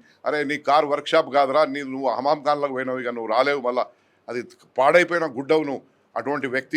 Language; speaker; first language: Telugu; native; Telugu